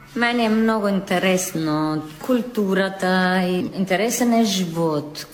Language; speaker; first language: Bulgarian; non-native, learner; Italian